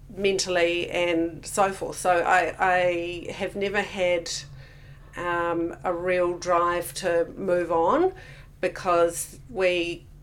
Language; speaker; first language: English; native; English